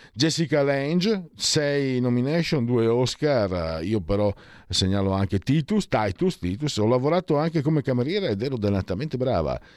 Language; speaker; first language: Italian; native; Italian